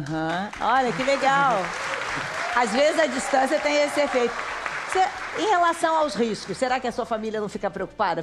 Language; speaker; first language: Portuguese; native; Portuguese